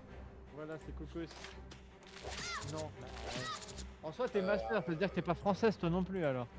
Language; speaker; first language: French; native; French